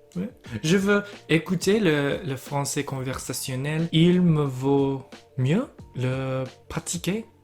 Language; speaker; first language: French; non-native, learner; English